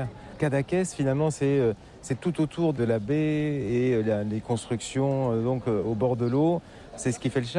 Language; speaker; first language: French; native; French